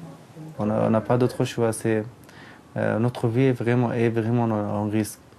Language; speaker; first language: French; non-native, fluent; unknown